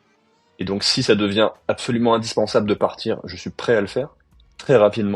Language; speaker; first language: French; native; French